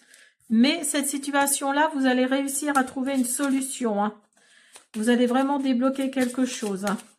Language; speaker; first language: French; native; French